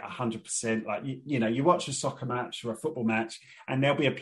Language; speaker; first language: English; native; English